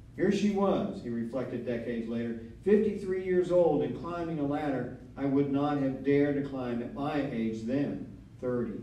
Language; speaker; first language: English; native; English